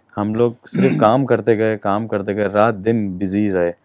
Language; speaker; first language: Hindi; native; Hindi